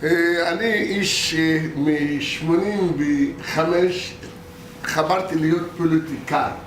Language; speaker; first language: Hebrew; non-native, local second language; Arabic